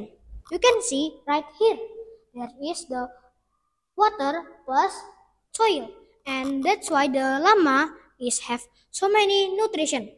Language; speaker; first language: English; non-native, learner; Indonesian